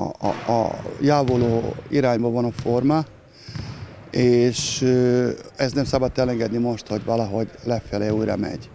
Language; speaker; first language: Hungarian; non-native, learner; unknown